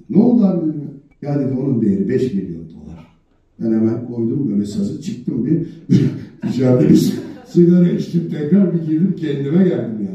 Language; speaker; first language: Turkish; native; Turkish